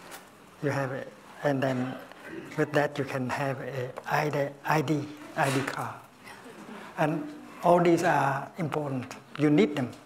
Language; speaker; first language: English; non-native, fluent; Vietnamese